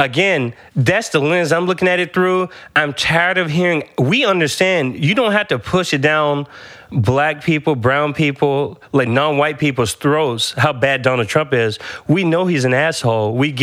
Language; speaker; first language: English; native; English